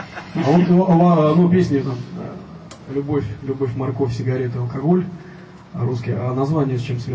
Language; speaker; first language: Russian; native; Russian